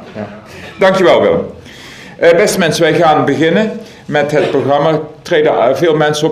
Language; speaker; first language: Dutch; native; Dutch